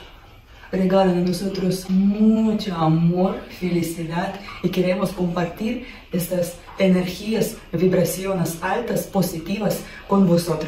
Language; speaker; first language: Spanish; non-native, fluent; Russian